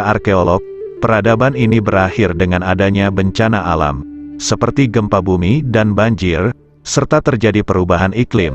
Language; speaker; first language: Indonesian; native; Indonesian